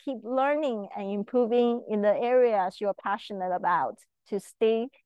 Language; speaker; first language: English; non-native, fluent; Chinese